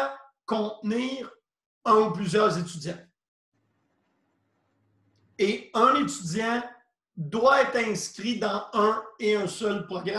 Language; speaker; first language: French; native; French